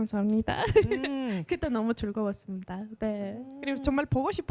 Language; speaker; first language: Korean; non-native, fluent; Spanish